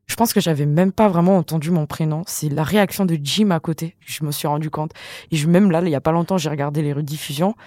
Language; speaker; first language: French; non-native, local second language; Malagasy